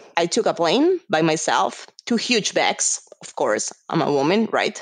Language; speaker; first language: English; non-native, fluent; Spanish